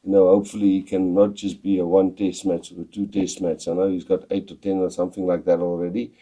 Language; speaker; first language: English; non-native, local second language; Afrikaans